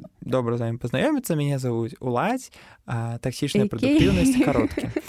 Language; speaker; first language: Belarusian; non-native, local second language; Russian